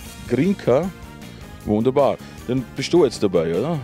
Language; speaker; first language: German; native; German